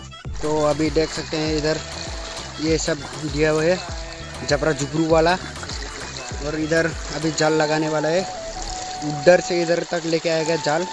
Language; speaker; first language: Hindi; non-native, local second language; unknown